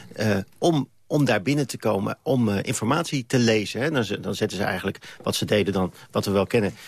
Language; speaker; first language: Dutch; native; Dutch